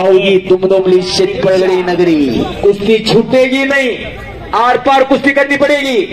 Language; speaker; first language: Hindi; non-native, local second language; Marathi